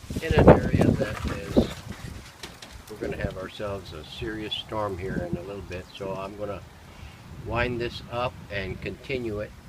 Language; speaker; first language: English; native; English